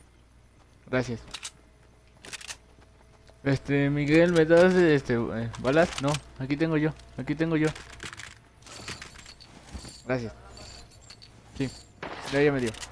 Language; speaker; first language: Spanish; native; Spanish